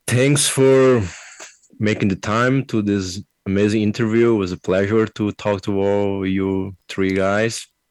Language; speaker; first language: English; non-native, fluent; Portuguese